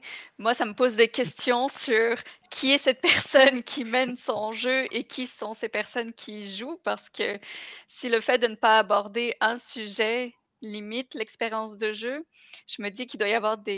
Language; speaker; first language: French; native; French